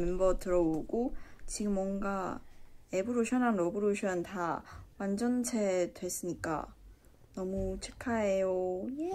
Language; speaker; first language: Korean; non-native, learner; Chinese